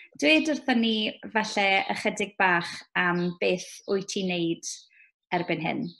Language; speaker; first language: Welsh; native; Welsh